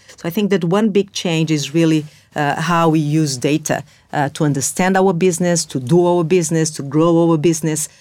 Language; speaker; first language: English; non-native, fluent; Portuguese